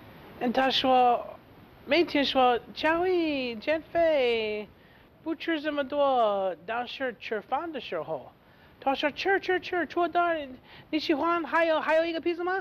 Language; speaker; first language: Chinese; non-native, learner; English